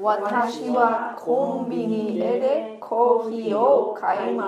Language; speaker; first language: Japanese; non-native, learner; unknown